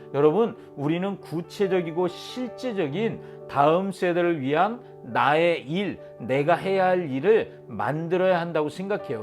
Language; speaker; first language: Korean; native; Korean